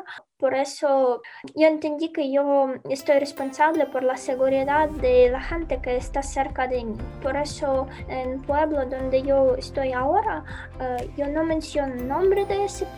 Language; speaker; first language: Spanish; non-native, fluent; Ukrainian